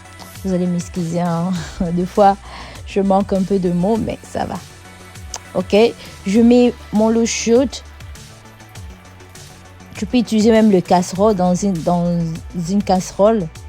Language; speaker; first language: French; non-native, fluent; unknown